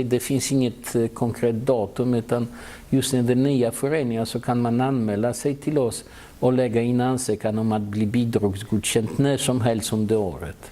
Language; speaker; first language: Swedish; non-native, fluent; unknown